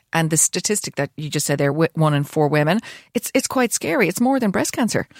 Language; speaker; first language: English; native; English